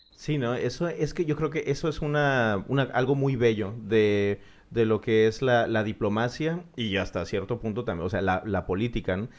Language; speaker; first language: Spanish; native; Spanish